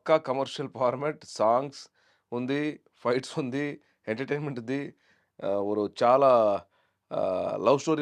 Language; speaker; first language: Telugu; non-native, learner; Kannada